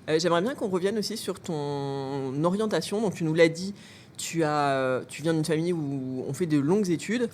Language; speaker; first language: French; native; French